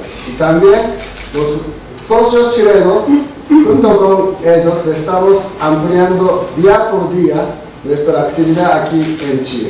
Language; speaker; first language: Spanish; non-native, fluent; Japanese